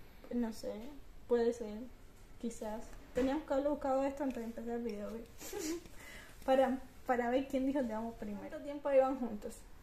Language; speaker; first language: Spanish; native; Spanish